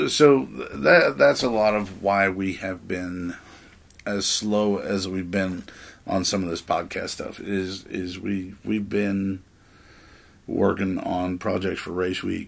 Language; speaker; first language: English; native; English